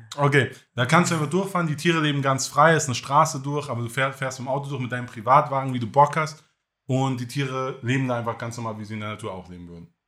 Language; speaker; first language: German; native; German